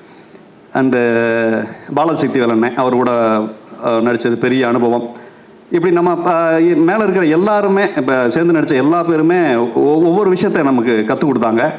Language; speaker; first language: Tamil; native; Tamil